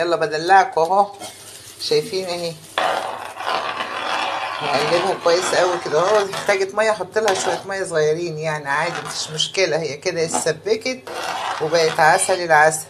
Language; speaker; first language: Arabic; native; Arabic